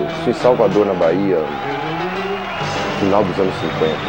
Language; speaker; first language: Portuguese; native; Portuguese